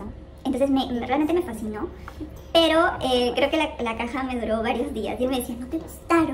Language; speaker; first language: Spanish; native; Spanish